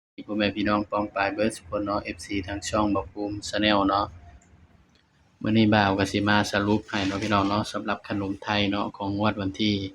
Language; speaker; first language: Thai; non-native, local second language; Lao